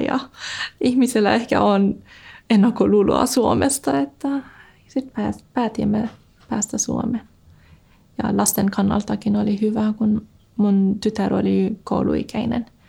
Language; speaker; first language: Finnish; non-native, fluent; Persian